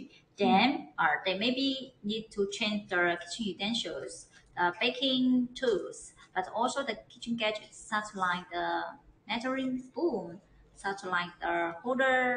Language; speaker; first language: English; non-native, learner; Chinese